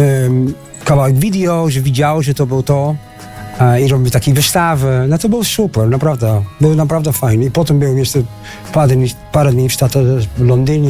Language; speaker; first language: Polish; non-native, learner; Dutch